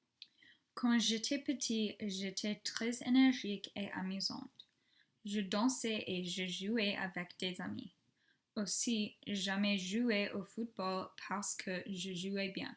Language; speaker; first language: French; non-native, learner; English